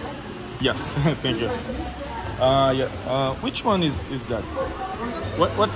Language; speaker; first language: English; non-native, learner; Portuguese